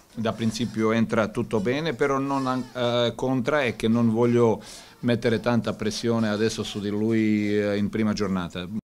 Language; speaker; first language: Italian; non-native, fluent; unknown